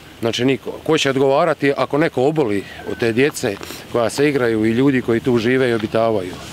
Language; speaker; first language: Bosnian; native; Bosnian